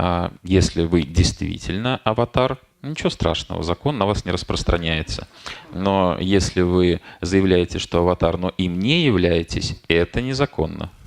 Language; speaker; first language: Russian; native; Russian